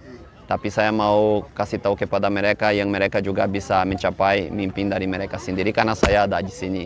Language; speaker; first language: Indonesian; non-native, fluent; Portuguese